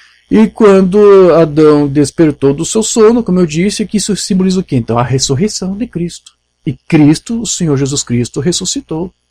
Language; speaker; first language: Portuguese; native; Portuguese